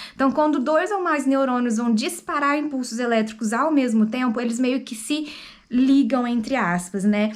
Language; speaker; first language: Portuguese; native; Portuguese